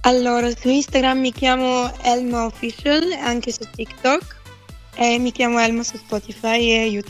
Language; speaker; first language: Italian; non-native, fluent; Bulgarian